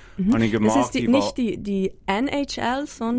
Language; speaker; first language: German; native; German